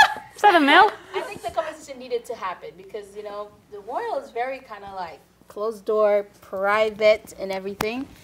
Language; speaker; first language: English; early bilingual, other home language; Haitian Creole